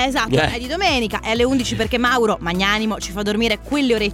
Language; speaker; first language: Italian; native; Italian